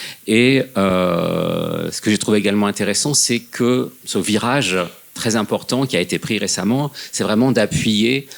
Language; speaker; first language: French; native; French